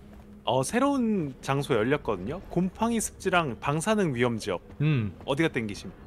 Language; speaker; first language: Korean; native; Korean